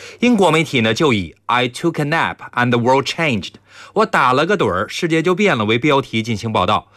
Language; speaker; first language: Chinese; native; Chinese